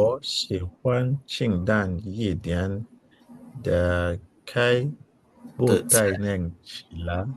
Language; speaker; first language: Chinese; non-native, learner; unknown